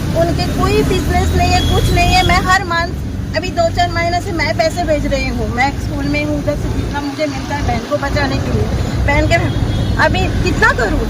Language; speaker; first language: Hindi; non-native, local second language; Bangla